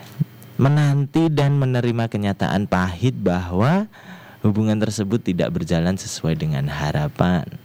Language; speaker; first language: Indonesian; native; Indonesian